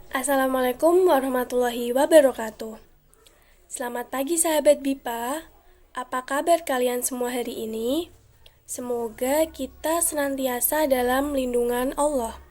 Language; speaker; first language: Indonesian; native; Indonesian